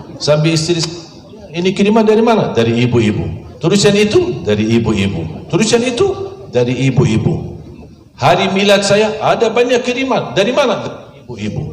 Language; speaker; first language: Indonesian; non-native, fluent; Arabic